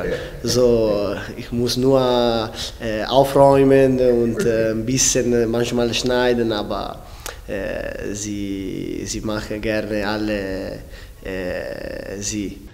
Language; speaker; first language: German; non-native, learner; Italian